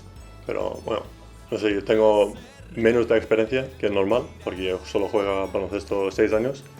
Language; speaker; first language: Spanish; non-native, learner; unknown